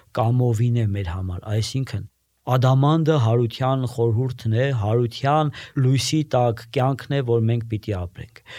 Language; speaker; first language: Armenian; native; Armenian